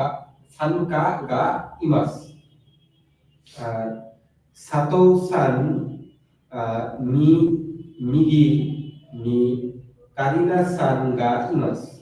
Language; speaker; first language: Japanese; non-native, learner; Bangla